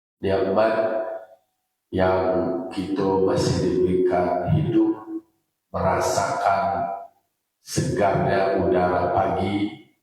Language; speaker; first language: Indonesian; non-native, local second language; Minangkabau